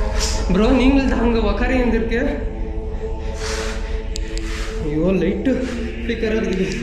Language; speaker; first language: Tamil; non-native, local second language; Kannada